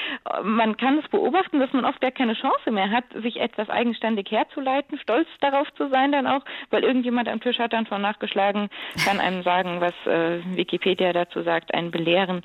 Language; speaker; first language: German; native; German